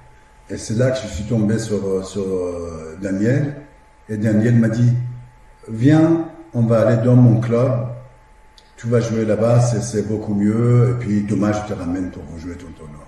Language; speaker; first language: French; non-native, fluent; Persian